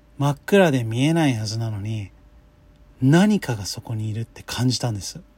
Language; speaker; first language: Japanese; non-native, fluent; English